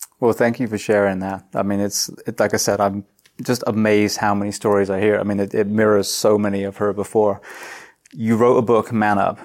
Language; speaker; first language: English; native; English